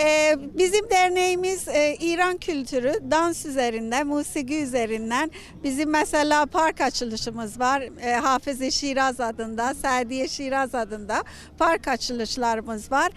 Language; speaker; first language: Turkish; non-native, fluent; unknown